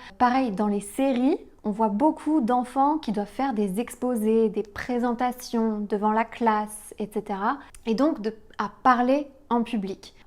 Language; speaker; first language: French; native; French